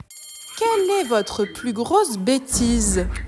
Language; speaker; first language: French; native; French